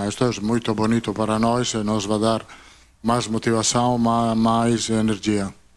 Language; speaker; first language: Portuguese; non-native, learner; Italian